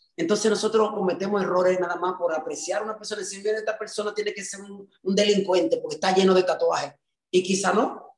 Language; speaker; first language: Spanish; native; Spanish